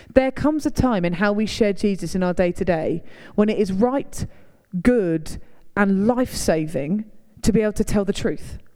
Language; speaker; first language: English; native; English